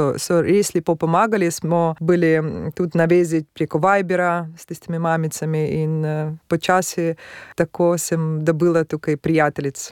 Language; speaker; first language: Slovenian; non-native, fluent; Russian